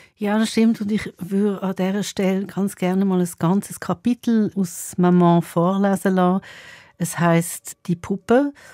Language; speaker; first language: German; native; German